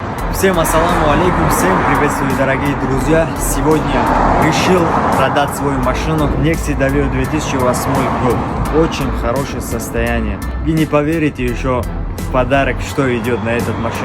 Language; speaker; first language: Russian; non-native, learner; Tajik